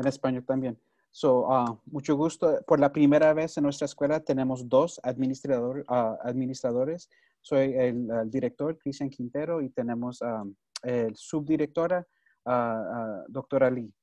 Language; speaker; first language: Spanish; early bilingual, heritage; Spanish